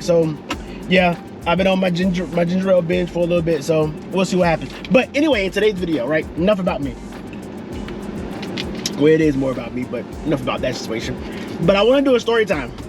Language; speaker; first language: English; native; English